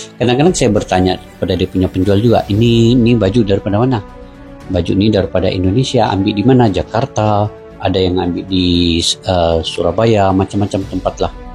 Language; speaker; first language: Malay; native; Malay